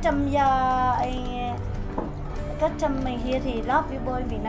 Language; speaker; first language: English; non-native, learner; Vietnamese